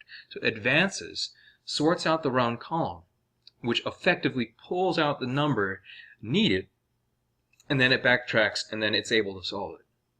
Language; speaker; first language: English; native; English